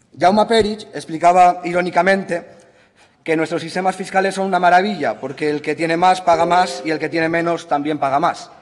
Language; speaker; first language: Spanish; native; Spanish